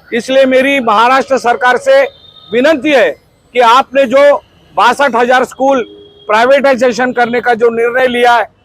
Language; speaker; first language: Hindi; non-native, local second language; Marathi